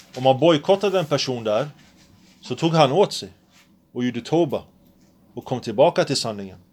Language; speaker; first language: Swedish; early bilingual, other home language; Arabic